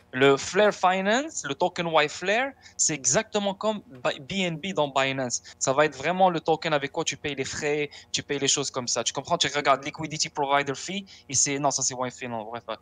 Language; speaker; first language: French; non-native, local second language; Arabic